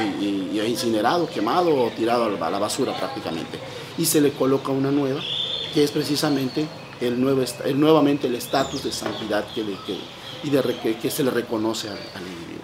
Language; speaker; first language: Spanish; native; Spanish